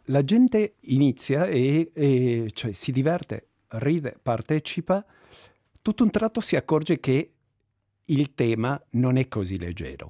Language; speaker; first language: Italian; non-native, fluent; Spanish